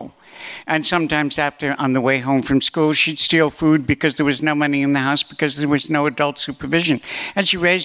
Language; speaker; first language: English; native; English